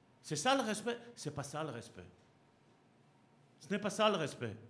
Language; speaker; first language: French; native; French